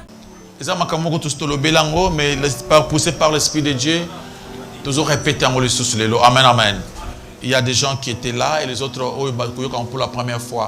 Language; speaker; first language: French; non-native, local second language; Lingala